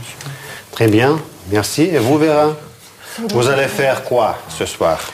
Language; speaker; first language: French; non-native, fluent; Russian